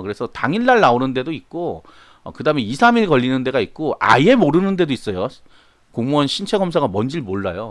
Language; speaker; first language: Korean; native; Korean